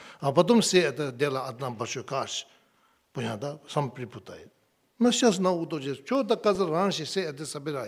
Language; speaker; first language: Russian; non-native, learner; Tibetan